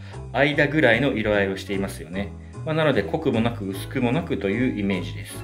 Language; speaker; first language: Japanese; native; Japanese